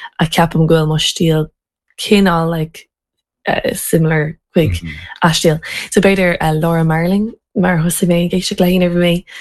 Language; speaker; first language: Irish; non-native, local second language; English